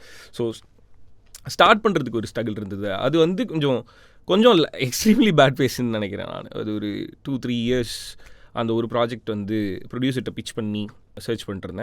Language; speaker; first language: Tamil; native; Tamil